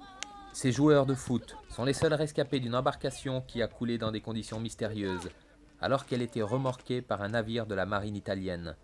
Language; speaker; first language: French; native; French